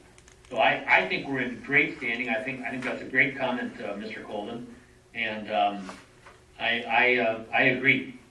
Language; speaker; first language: English; native; English